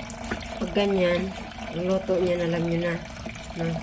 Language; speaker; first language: Filipino; native; Filipino